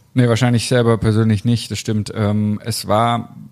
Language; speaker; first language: German; native; German